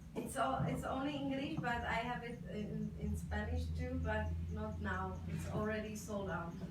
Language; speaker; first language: English; non-native, fluent; Czech